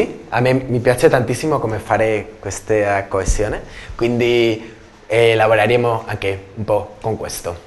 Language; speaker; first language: Italian; non-native, learner; Spanish